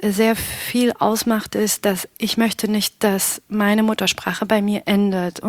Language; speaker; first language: German; early bilingual, other home language; Pashto